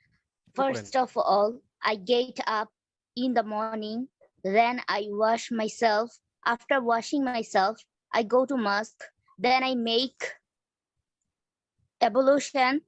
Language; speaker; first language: English; non-native, learner; Bangla